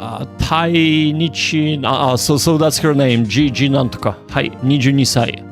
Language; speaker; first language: Japanese; non-native, learner; English